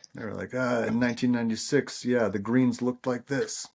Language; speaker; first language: English; native; English